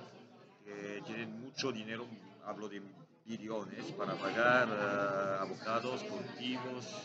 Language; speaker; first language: Spanish; non-native, learner; French